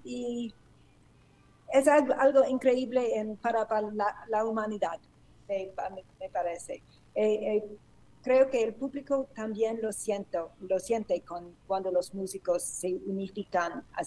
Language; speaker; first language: Spanish; non-native, fluent; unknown